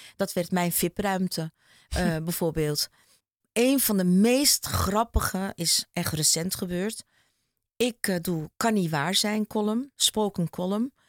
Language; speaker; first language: Dutch; early bilingual, other home language; Turkish